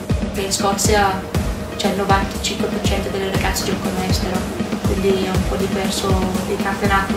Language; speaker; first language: Italian; non-native, learner; English